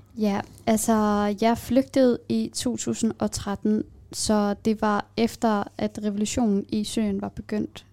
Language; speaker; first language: Danish; non-native, fluent; Kurdish